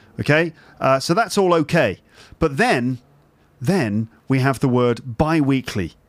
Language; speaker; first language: English; native; English